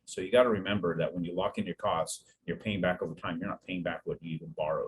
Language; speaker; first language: English; native; English